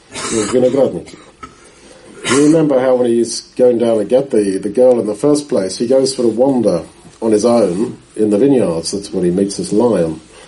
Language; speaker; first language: English; native; English